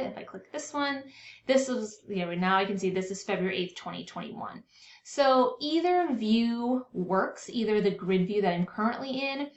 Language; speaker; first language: English; native; English